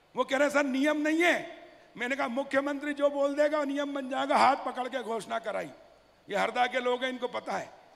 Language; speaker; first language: Hindi; native; Hindi